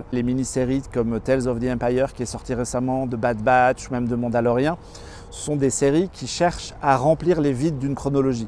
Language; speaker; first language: French; native; French